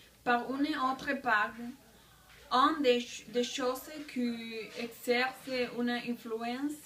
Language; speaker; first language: French; non-native, learner; Spanish